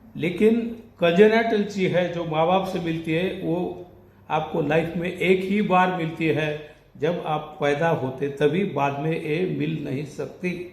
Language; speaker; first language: Hindi; non-native, local second language; Marathi